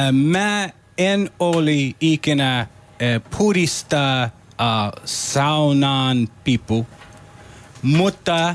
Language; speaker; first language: Finnish; non-native, learner; English